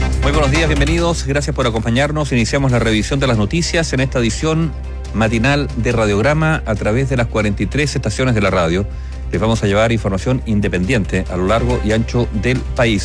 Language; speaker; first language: Spanish; native; Spanish